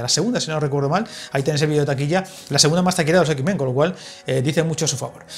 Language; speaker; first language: Spanish; native; Spanish